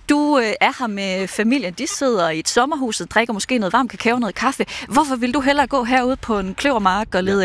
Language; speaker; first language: Danish; native; Danish